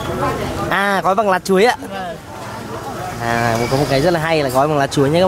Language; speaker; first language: Vietnamese; native; Vietnamese